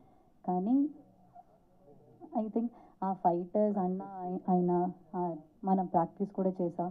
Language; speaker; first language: Telugu; non-native, learner; Malayalam